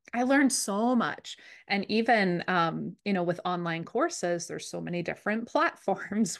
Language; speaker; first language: English; native; English